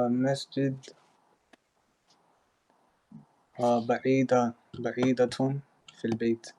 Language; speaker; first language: Arabic; non-native, learner; English